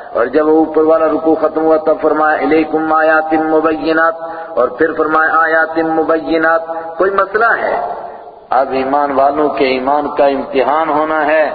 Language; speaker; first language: Urdu; non-native, local second language; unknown